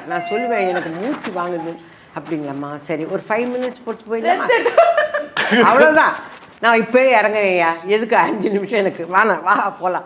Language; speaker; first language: Tamil; native; Tamil